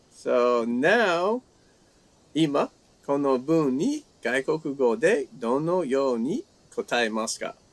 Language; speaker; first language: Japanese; non-native, fluent; English